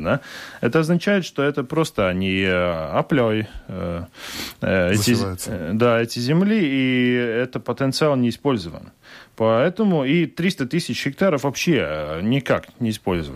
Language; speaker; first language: Russian; non-native, local second language; Latvian